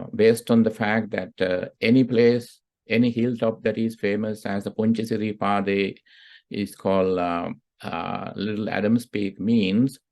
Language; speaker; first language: English; non-native, local second language; Sinhala